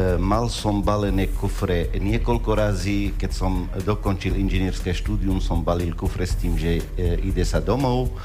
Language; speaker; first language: Slovak; non-native, fluent; Arabic